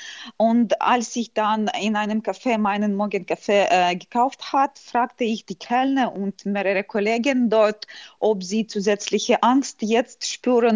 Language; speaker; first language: German; non-native, fluent; Ukrainian